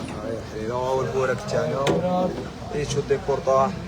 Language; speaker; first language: Arabic; native; Arabic